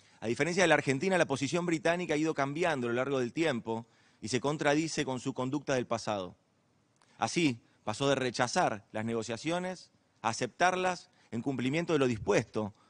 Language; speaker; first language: Spanish; native; Spanish